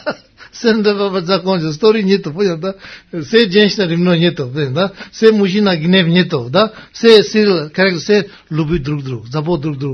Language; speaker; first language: Russian; non-native, learner; Tibetan